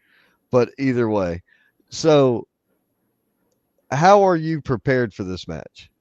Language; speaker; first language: English; native; English